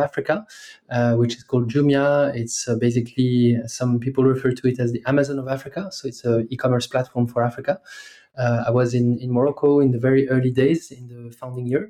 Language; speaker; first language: English; non-native, fluent; French